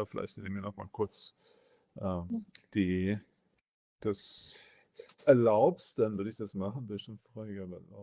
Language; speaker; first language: German; native; German